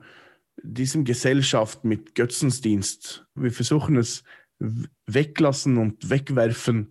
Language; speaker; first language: German; non-native, fluent; English